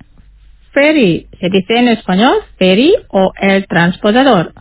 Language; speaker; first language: Spanish; non-native, fluent; Indonesian